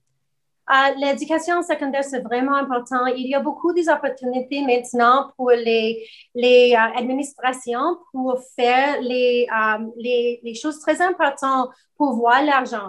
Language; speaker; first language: French; non-native, learner; English